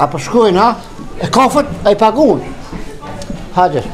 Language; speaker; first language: German; non-native, learner; Albanian